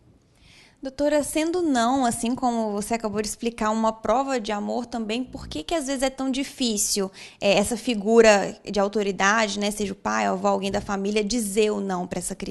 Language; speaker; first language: Portuguese; native; Portuguese